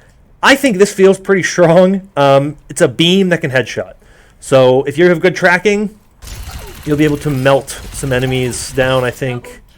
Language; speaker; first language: English; native; English